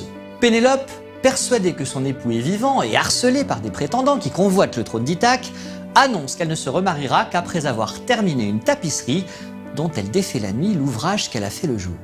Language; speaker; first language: French; native; French